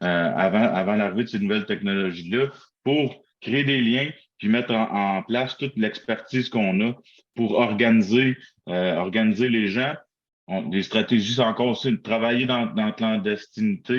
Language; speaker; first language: French; native; French